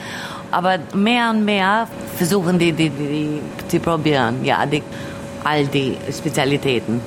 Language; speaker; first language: German; early bilingual, other home language; Albanian